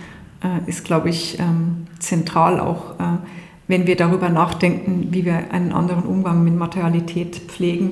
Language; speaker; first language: German; native; German